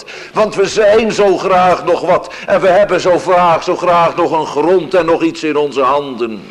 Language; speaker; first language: Dutch; native; Dutch